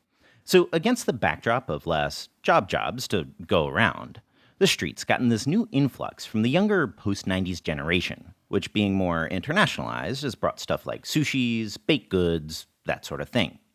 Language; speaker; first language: English; native; English